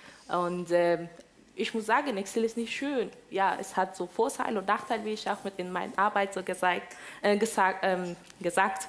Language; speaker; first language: German; non-native, fluent; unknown